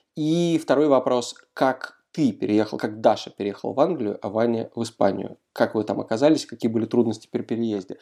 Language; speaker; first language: Russian; native; Russian